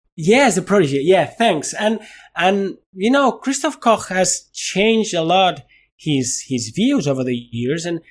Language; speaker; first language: English; non-native, fluent; Spanish